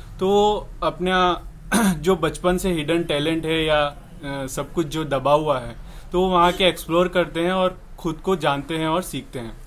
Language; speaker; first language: Hindi; native; Hindi